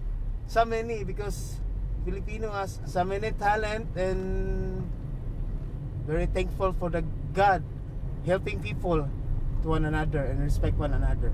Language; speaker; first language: English; non-native, learner; Cebuano